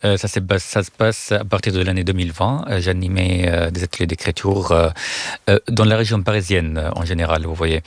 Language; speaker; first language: French; non-native, fluent; Arabic